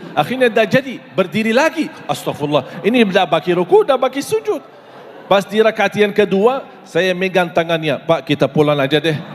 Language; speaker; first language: Malay; non-native, fluent; Arabic